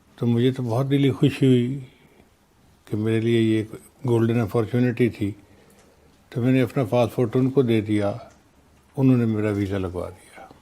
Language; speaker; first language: Urdu; non-native, local second language; Punjabi